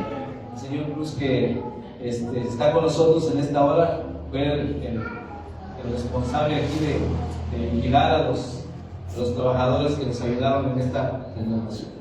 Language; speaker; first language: Spanish; native; Spanish